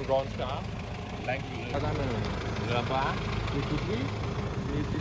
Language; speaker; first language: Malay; non-native, local second language; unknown